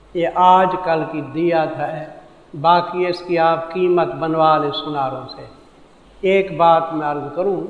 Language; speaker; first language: Urdu; non-native, local second language; Saraiki